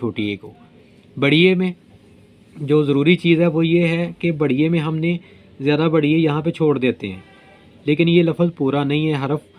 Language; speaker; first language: Urdu; non-native, local second language; Punjabi